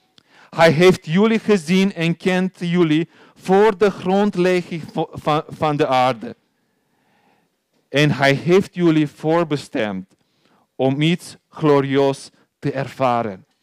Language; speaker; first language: Dutch; non-native, learner; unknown